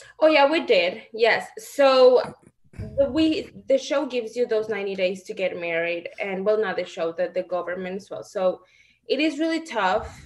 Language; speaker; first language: English; non-native, fluent; Spanish